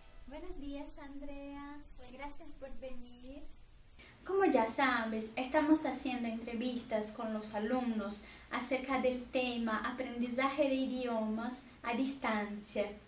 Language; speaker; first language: Spanish; non-native, fluent; Portuguese